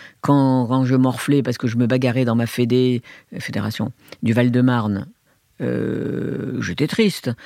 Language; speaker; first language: French; native; French